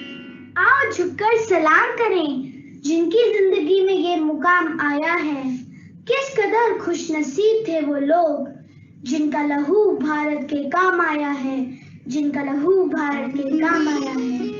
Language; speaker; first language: Hindi; native; Hindi